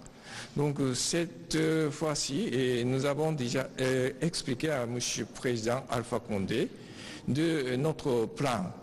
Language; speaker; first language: French; non-native, learner; Japanese